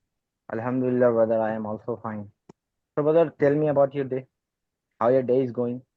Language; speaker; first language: English; non-native, learner; Hindi